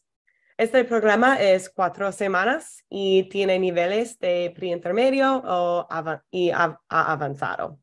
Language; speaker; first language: Spanish; non-native, fluent; English